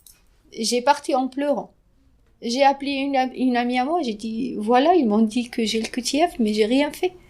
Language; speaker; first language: French; non-native, fluent; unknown